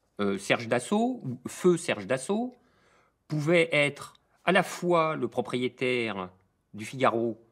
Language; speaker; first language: French; native; French